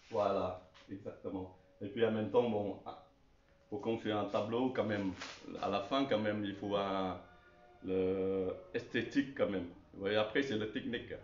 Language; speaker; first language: French; non-native, learner; Chinese